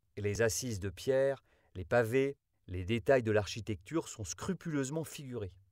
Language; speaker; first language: French; native; French